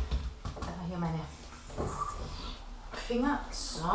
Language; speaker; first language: German; native; German